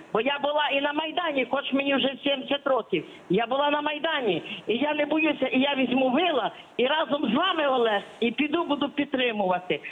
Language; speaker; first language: Ukrainian; native; Ukrainian